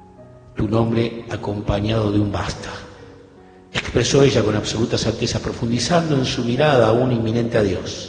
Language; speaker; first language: Spanish; native; Spanish